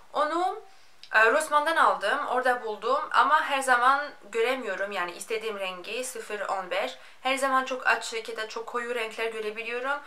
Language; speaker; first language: Turkish; non-native, fluent; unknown